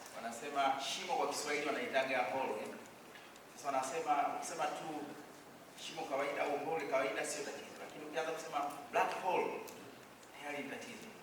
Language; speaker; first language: Swahili; native; Swahili